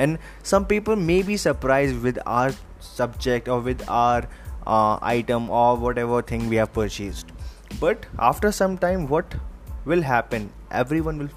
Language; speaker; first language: English; non-native, local second language; Hindi